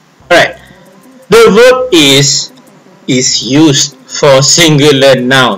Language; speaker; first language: English; non-native, local second language; Malay